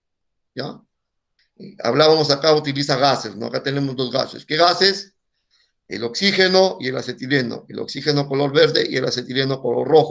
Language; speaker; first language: Spanish; native; Spanish